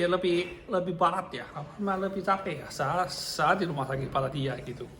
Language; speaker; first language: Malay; non-native, fluent; Chinese